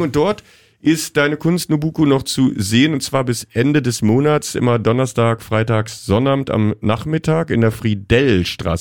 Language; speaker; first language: German; native; German